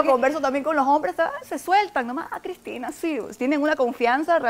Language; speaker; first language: Spanish; native; Spanish